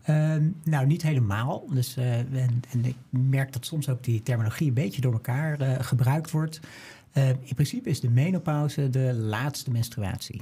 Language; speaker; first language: Dutch; native; Dutch